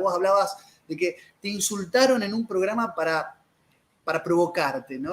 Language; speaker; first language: Spanish; native; Spanish